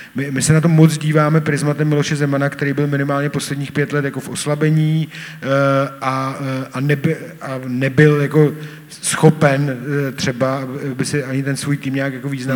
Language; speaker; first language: Czech; native; Czech